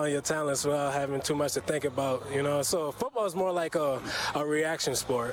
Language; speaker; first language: English; native; English